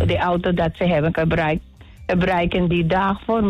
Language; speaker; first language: Dutch; non-native, learner; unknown